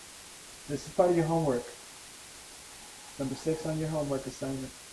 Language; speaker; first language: English; native; English